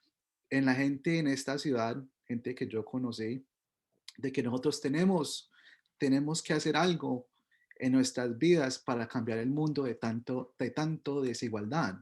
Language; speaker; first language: Spanish; early bilingual, heritage; Spanish